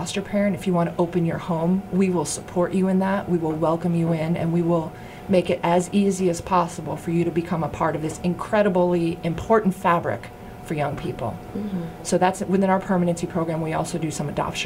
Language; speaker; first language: English; native; English